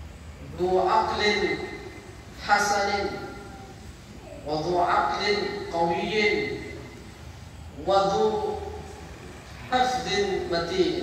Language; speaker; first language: Arabic; non-native, fluent; Indonesian